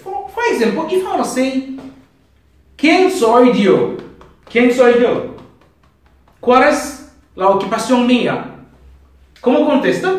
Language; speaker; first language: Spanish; non-native, learner; Haitian Creole